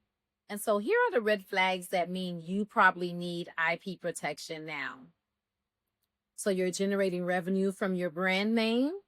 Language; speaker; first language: English; native; English